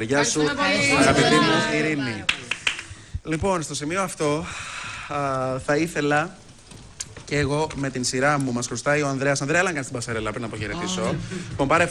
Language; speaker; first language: Greek; native; Greek